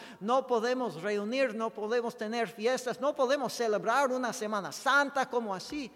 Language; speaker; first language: Spanish; non-native, fluent; English